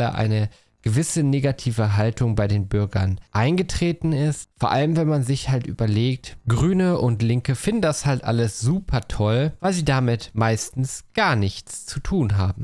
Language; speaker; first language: German; native; German